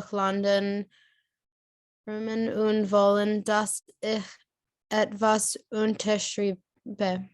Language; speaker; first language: German; non-native, learner; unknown